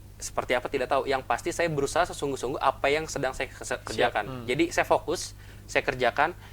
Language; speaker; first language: Indonesian; native; Indonesian